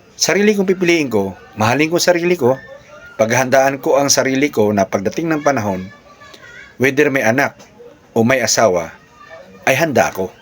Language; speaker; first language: Filipino; native; Filipino